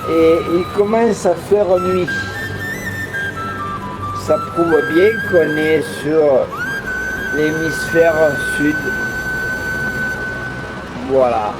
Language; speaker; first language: French; native; French